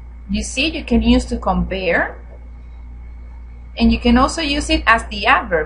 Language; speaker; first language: English; non-native, fluent; Spanish